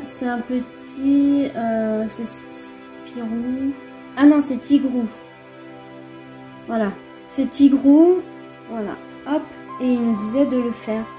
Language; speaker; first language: French; native; French